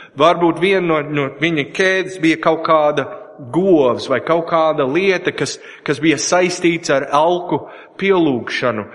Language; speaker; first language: Latvian; non-native, learner; English